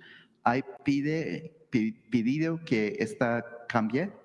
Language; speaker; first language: Spanish; early bilingual, heritage; Spanish